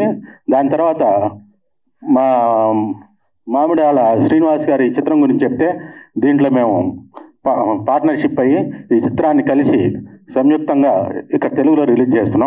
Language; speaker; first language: Telugu; native; Telugu